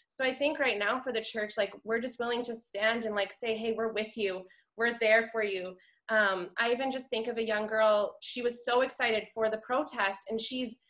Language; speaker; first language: English; native; English